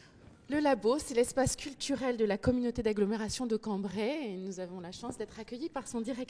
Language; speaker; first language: French; native; French